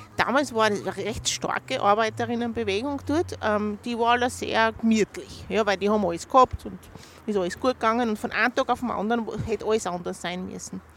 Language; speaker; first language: German; native; German